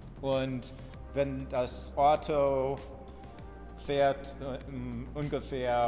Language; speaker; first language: German; non-native, fluent; English